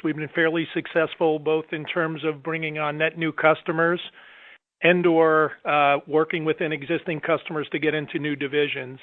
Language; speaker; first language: English; native; English